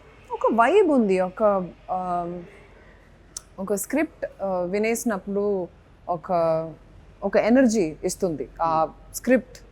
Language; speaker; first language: Telugu; non-native, fluent; Malayalam